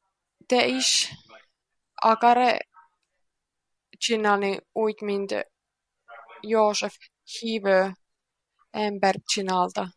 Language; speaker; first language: Hungarian; non-native, learner; Finnish